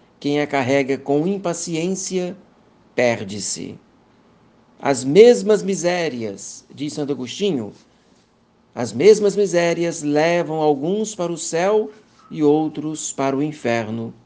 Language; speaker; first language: Portuguese; native; Portuguese